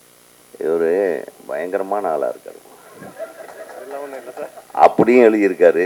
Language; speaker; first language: Tamil; native; Tamil